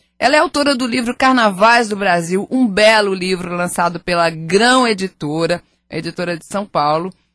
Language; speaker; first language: Portuguese; native; Portuguese